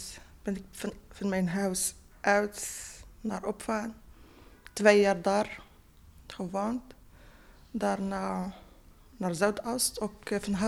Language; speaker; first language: Dutch; non-native, learner; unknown